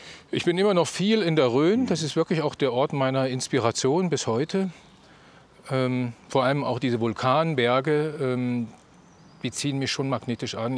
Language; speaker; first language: German; native; German